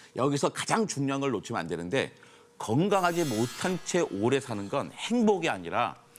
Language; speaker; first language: Korean; native; Korean